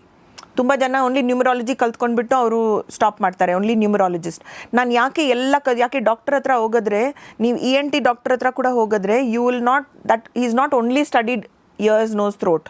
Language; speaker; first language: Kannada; non-native, local second language; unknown